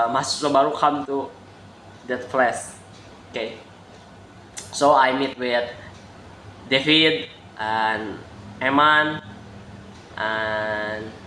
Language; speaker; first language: English; non-native, learner; Indonesian